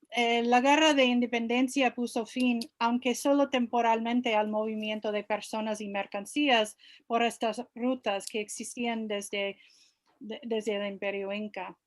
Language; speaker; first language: Spanish; non-native, fluent; English